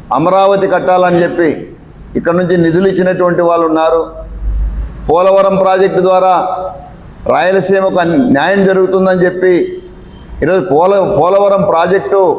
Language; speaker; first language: Telugu; native; Telugu